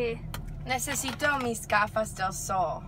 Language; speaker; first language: Spanish; non-native, learner; English